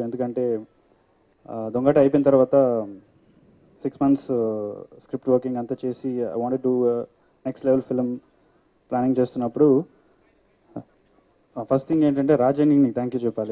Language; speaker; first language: Telugu; native; Telugu